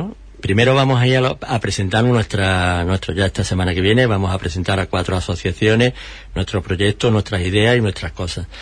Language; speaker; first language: Spanish; native; Spanish